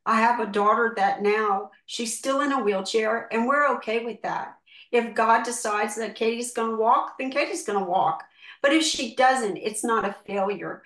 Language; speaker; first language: English; native; English